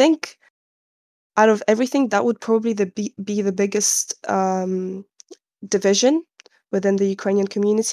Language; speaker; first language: English; non-native, fluent; Ukrainian